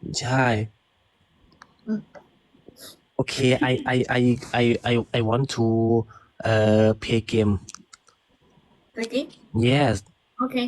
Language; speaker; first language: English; non-native, learner; Thai